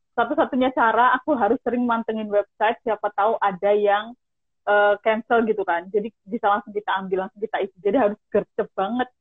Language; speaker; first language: Indonesian; native; Indonesian